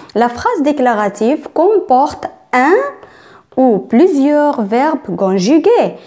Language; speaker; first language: French; non-native, local second language; Arabic